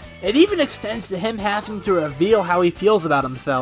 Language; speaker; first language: English; native; English